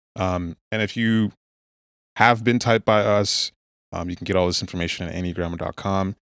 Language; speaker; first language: English; non-native, local second language; Igbo